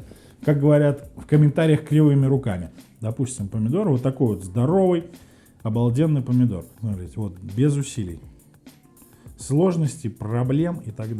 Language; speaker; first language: Russian; native; Russian